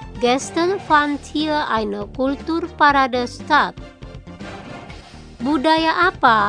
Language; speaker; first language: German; non-native, fluent; Indonesian